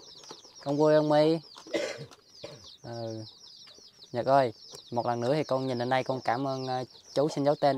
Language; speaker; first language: Vietnamese; native; Vietnamese